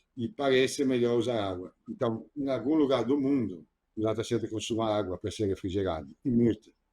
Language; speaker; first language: Portuguese; non-native, fluent; Italian